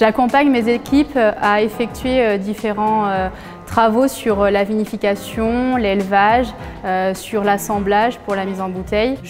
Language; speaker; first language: French; native; French